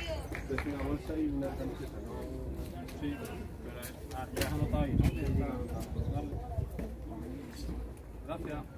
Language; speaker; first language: Spanish; native; Spanish